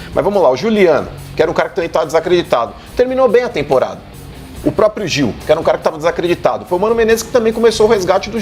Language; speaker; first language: Portuguese; native; Portuguese